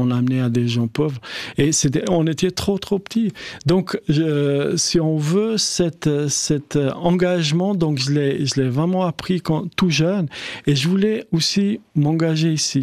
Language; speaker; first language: French; non-native, fluent; Albanian